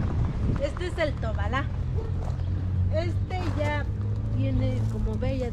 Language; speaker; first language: Spanish; native; Spanish